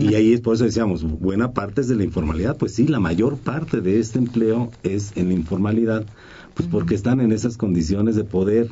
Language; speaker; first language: Spanish; native; Spanish